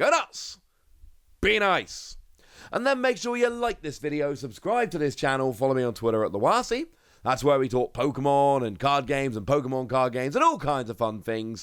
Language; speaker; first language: English; native; English